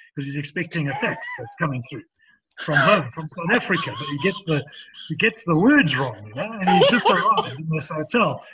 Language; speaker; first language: English; native; English